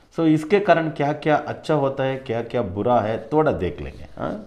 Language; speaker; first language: Hindi; non-native, local second language; Kannada